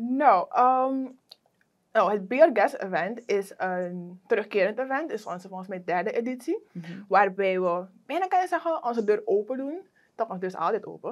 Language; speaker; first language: Dutch; native; Dutch